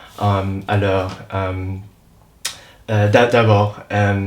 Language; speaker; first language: French; non-native, learner; English